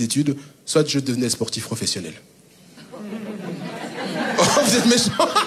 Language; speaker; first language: French; native; French